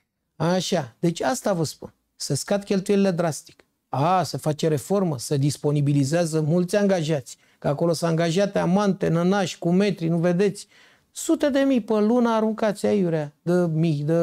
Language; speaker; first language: Romanian; native; Romanian